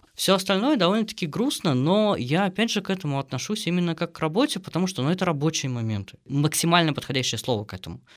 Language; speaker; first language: Russian; native; Russian